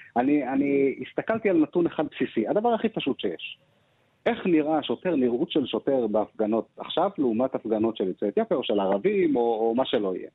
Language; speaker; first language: Hebrew; early bilingual, other home language; Amharic